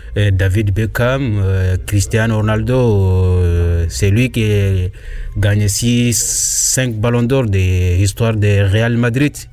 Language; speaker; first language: French; non-native, learner; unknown